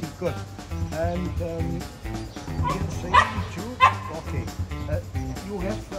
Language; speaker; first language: English; non-native, learner; German